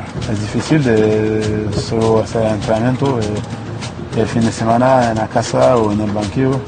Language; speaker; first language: Spanish; non-native, learner; French